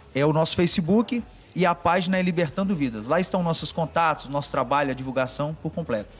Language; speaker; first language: Portuguese; native; Portuguese